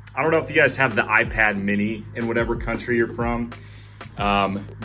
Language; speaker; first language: English; native; English